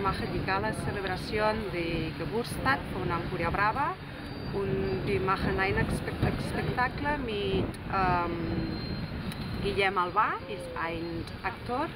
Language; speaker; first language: German; non-native, learner; Spanish